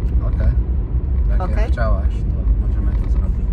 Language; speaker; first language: Polish; early bilingual, heritage; English